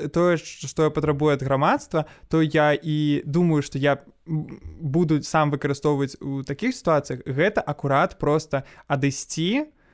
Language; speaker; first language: Belarusian; non-native, local second language; Russian